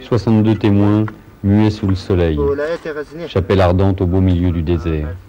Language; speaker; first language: French; native; French